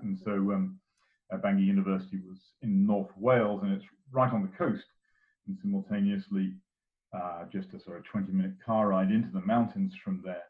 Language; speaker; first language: English; native; English